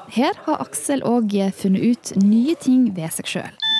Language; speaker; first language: Norwegian; native; Norwegian